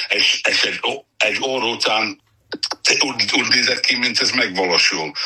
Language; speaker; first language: Hungarian; non-native, fluent; English